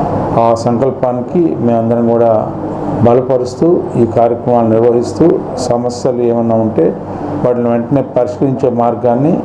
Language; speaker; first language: Telugu; native; Telugu